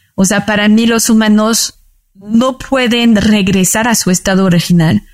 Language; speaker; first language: Spanish; non-native, fluent; French